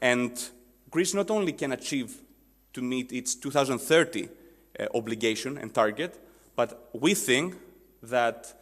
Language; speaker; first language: English; non-native, fluent; Greek